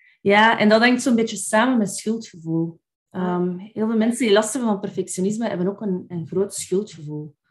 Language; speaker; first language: Dutch; native; Dutch